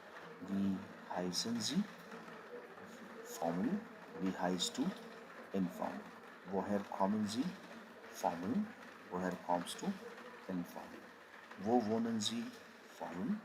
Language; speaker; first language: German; non-native, fluent; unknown